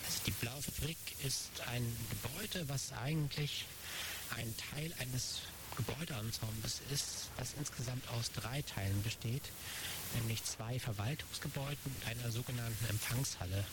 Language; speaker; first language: German; native; German